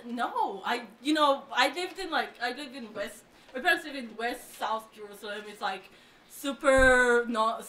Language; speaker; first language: English; non-native, fluent; Hebrew